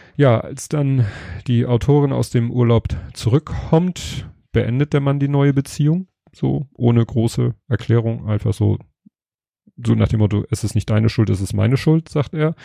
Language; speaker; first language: German; native; German